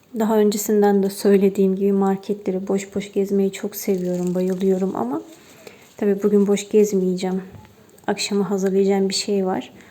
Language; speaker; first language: Turkish; non-native, fluent; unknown